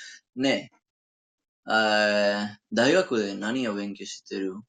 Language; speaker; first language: Japanese; non-native, learner; Spanish